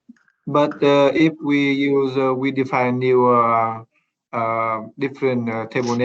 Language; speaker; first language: English; non-native, learner; Vietnamese